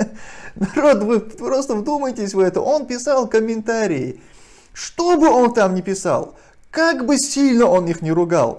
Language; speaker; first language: Russian; non-native, local second language; Chechen